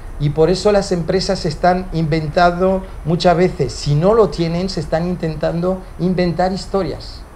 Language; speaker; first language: Spanish; early bilingual, heritage; Spanish